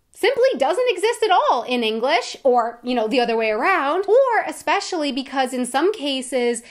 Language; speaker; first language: English; native; English